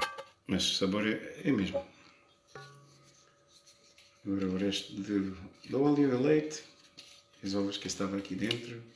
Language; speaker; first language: Portuguese; early bilingual, heritage; Portuguese